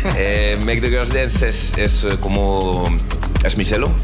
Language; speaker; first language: Spanish; non-native, learner; French